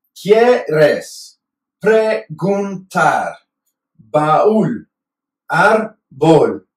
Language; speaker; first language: Spanish; early bilingual, heritage; Spanish